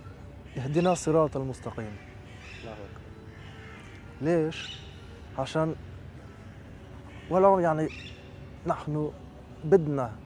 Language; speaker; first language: Arabic; non-native, fluent; French